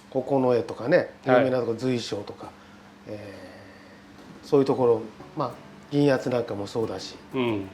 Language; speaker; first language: Japanese; native; Japanese